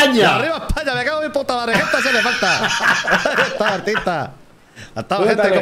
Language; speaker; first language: Spanish; native; Spanish